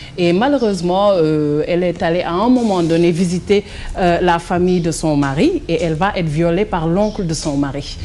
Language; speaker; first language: French; non-native, local second language; Wolof